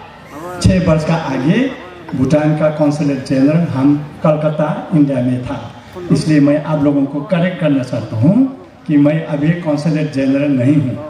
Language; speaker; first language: Hindi; non-native, learner; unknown